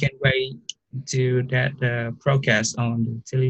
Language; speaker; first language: English; non-native, learner; Vietnamese